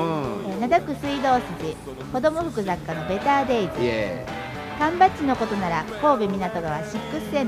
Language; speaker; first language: Japanese; native; Japanese